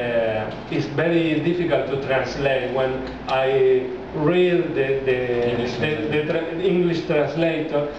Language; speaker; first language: English; non-native, learner; Spanish